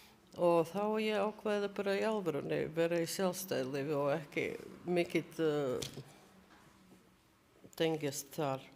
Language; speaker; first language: Icelandic; non-native, learner; Latvian